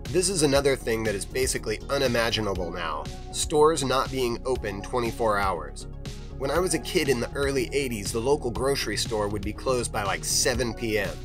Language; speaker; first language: English; native; English